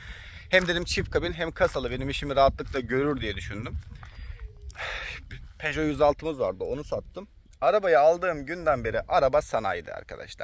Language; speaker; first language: Turkish; native; Turkish